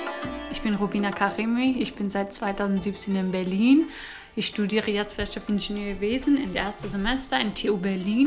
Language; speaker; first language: German; non-native, fluent; Persian